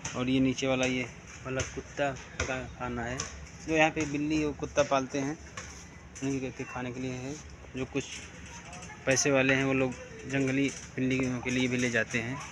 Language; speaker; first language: Hindi; native; Hindi